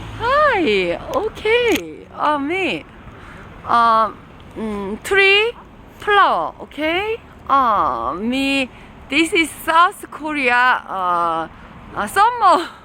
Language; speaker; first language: English; non-native, learner; Korean